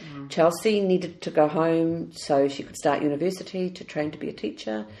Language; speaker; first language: English; native; English